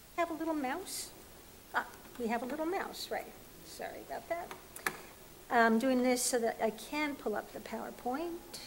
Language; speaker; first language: English; native; English